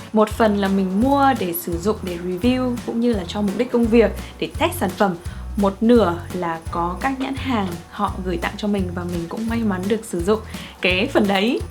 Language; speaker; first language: Vietnamese; native; Vietnamese